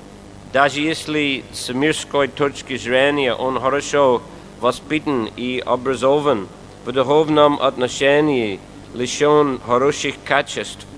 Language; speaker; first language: Russian; non-native, fluent; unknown